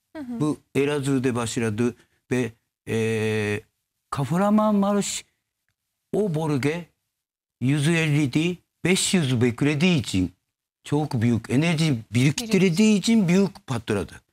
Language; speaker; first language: Turkish; non-native, learner; Japanese